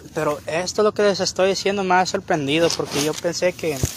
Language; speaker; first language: Spanish; early bilingual, heritage; Spanish